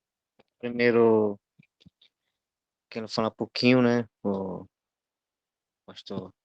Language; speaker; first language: Portuguese; non-native, local second language; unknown